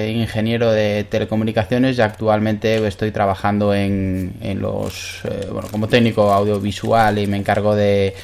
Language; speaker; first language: Spanish; native; Spanish